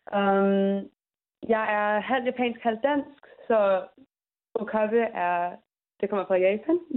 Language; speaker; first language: Danish; early bilingual, heritage; English